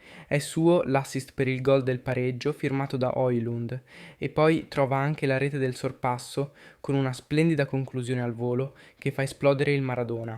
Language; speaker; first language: Italian; native; Italian